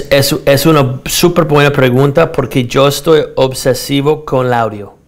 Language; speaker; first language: Spanish; non-native, fluent; English